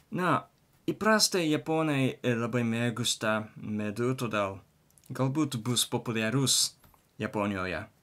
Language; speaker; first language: Lithuanian; non-native, learner; Japanese